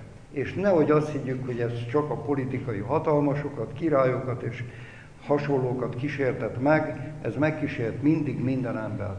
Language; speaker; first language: Hungarian; native; Hungarian